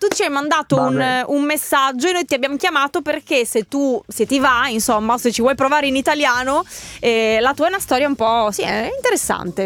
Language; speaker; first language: Italian; native; Italian